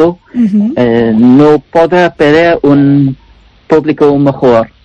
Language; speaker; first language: Spanish; non-native, learner; English